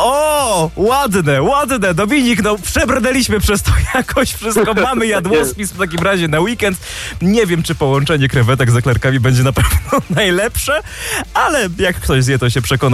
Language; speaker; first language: Polish; native; Polish